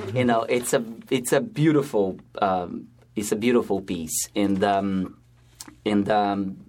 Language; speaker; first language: English; non-native, fluent; Portuguese